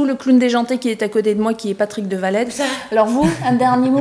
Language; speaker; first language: French; native; French